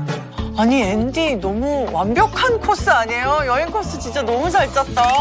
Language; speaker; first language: Korean; native; Korean